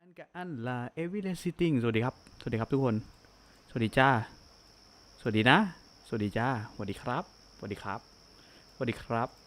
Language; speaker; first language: Thai; native; Thai